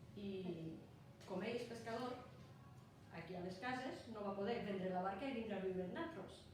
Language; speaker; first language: Catalan; non-native, fluent; Polish